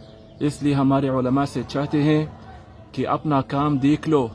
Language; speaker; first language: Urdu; non-native, learner; Arabic